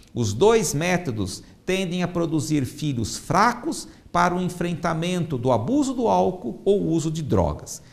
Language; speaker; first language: Portuguese; native; Portuguese